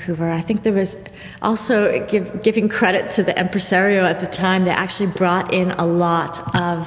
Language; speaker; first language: English; native; English